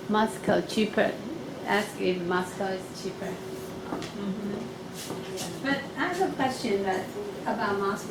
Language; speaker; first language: English; non-native, local second language; Chinese